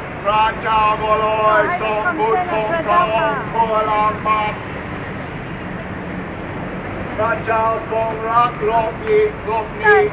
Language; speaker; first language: Thai; non-native, learner; English